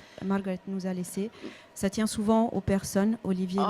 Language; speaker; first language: French; native; French